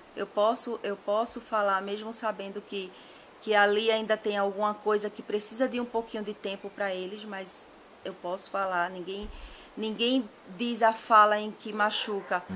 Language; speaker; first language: Portuguese; native; Portuguese